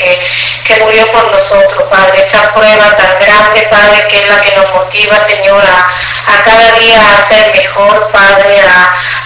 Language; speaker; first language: Spanish; native; Spanish